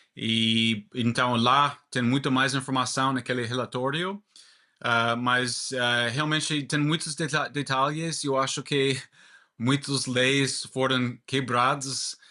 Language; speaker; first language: Portuguese; non-native, fluent; English